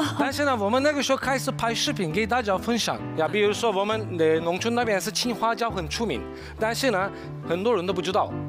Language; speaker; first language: Chinese; non-native, fluent; Turkish